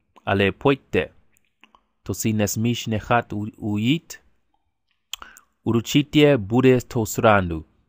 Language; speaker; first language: Czech; non-native, learner; English